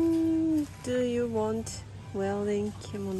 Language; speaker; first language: English; non-native, learner; Japanese